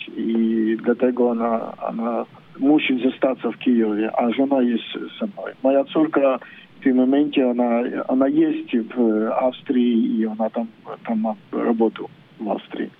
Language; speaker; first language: Polish; non-native, learner; Ukrainian